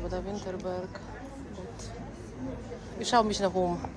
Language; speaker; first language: German; non-native, learner; Polish